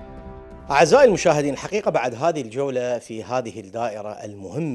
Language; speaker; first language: Arabic; native; Arabic